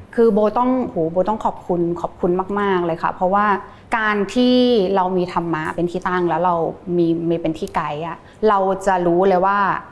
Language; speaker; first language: Thai; early bilingual, heritage; Thai